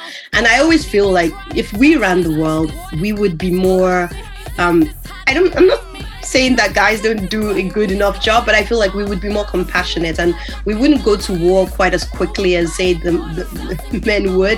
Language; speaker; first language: English; non-native, local second language; Yoruba